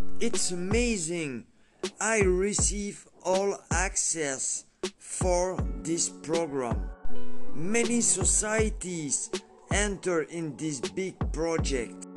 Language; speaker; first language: English; non-native, learner; French